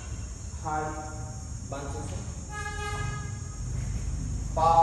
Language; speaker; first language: Vietnamese; non-native, fluent; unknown